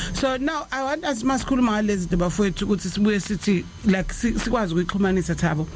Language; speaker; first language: Zulu; native; Zulu